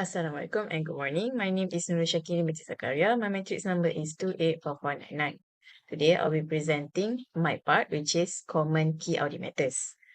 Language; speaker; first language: English; non-native, local second language; Malay